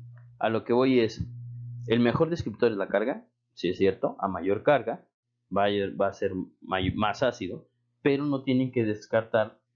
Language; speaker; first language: Spanish; native; Spanish